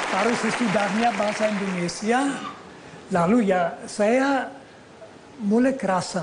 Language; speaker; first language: Indonesian; non-native, fluent; German